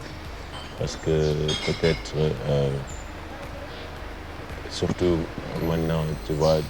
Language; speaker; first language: French; non-native, local second language; Wolof